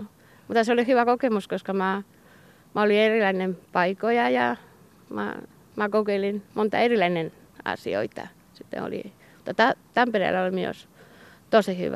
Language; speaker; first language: Finnish; non-native, learner; Basque